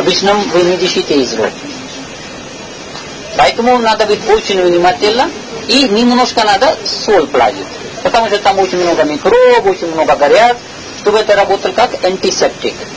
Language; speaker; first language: Russian; non-native, learner; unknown